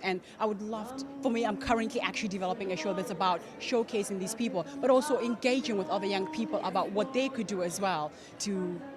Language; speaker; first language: English; non-native, local second language; Tswana